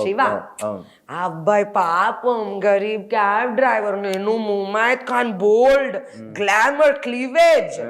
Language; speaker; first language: Telugu; non-native, learner; Hindi